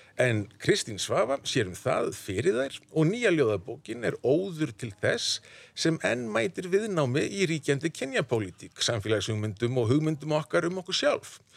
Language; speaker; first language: Icelandic; native; Icelandic